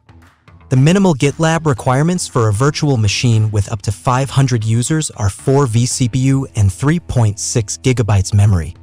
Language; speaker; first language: English; non-native, fluent; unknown